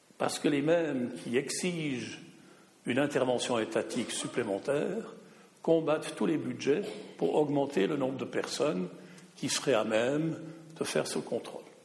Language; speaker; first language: French; non-native, local second language; German